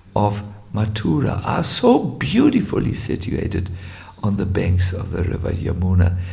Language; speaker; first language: English; non-native, fluent; German